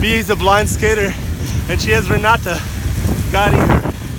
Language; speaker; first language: English; non-native, fluent; Portuguese